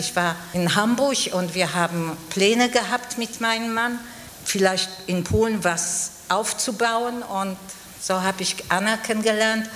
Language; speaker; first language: German; non-native, fluent; Polish